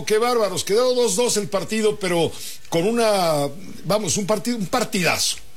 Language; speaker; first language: Spanish; native; Spanish